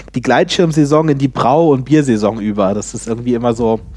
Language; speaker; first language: German; native; German